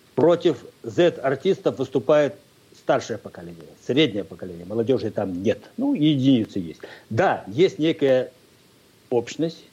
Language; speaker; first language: Russian; native; Russian